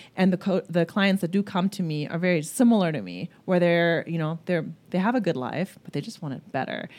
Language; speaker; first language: English; early bilingual, other home language; German